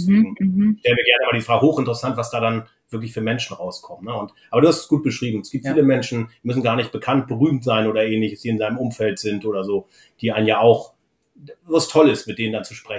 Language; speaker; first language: German; native; German